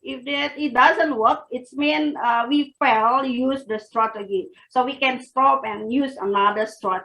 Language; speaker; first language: English; non-native, fluent; Indonesian